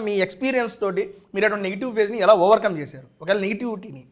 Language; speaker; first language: Telugu; native; Telugu